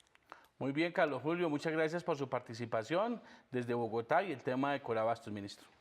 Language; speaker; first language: Spanish; native; Spanish